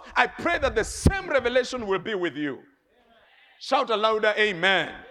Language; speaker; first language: English; non-native, local second language; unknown